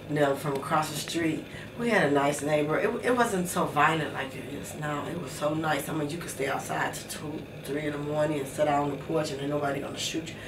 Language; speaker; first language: English; native; English